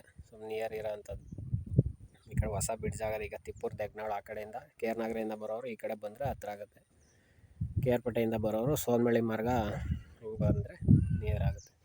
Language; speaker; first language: Kannada; native; Kannada